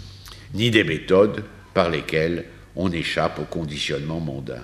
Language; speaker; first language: French; native; French